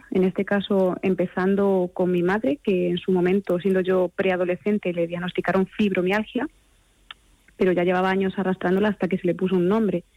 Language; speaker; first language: Spanish; native; Spanish